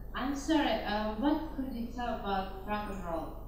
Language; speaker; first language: English; non-native, learner; Russian